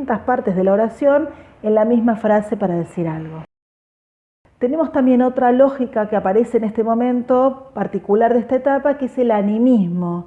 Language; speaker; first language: Spanish; native; Spanish